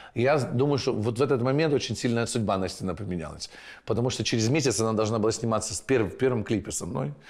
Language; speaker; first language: Russian; native; Russian